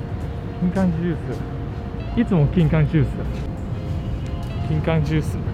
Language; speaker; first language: Japanese; non-native, fluent; Vietnamese